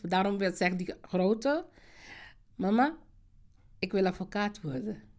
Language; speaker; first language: Dutch; non-native, fluent; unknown